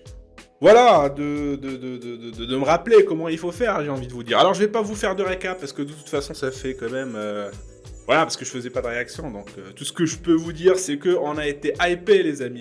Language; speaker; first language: French; native; French